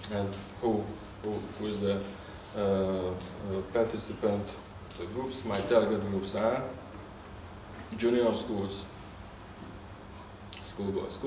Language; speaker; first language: English; non-native, learner; Hungarian